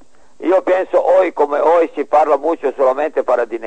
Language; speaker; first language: Spanish; non-native, learner; Serbian